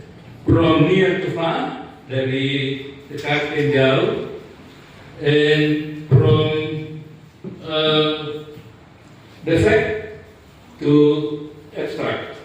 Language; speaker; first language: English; non-native, fluent; Indonesian